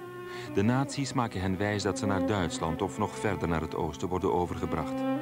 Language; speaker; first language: Dutch; native; Dutch